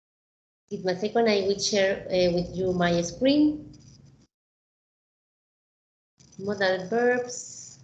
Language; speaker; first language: English; non-native, fluent; Spanish